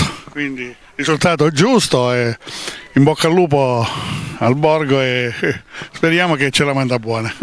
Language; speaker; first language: Italian; native; Italian